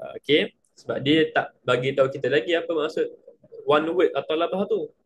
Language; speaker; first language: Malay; native; Malay